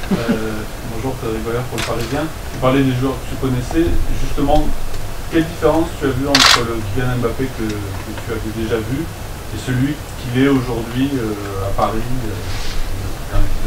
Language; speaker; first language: French; native; French